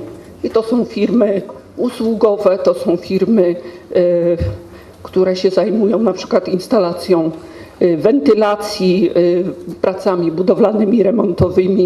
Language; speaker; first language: Polish; native; Polish